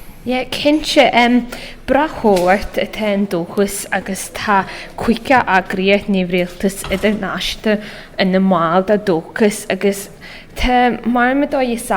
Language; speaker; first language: Irish; non-native, local second language; English